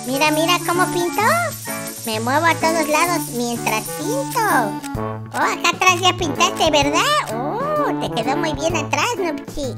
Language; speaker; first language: Spanish; native; Spanish